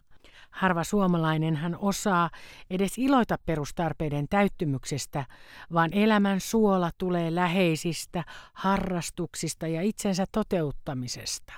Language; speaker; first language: Finnish; native; Finnish